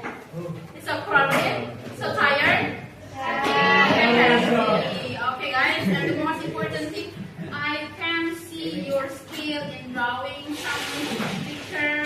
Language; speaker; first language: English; non-native, learner; Indonesian